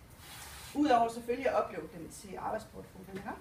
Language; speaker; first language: Danish; native; Danish